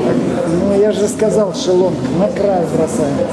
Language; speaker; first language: Russian; native; Russian